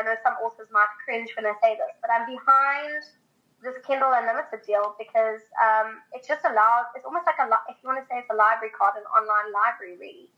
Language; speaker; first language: English; native; English